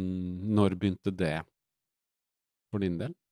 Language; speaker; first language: Norwegian; native; Norwegian